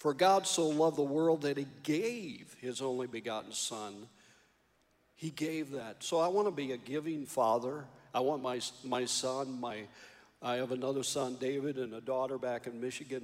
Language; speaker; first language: English; native; English